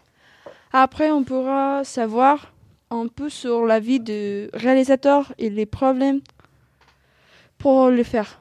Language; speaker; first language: French; non-native, learner; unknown